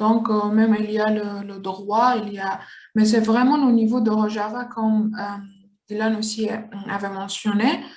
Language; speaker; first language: French; non-native, learner; Kurdish